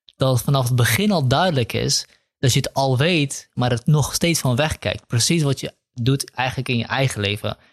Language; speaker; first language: Dutch; early bilingual, other home language; Kurdish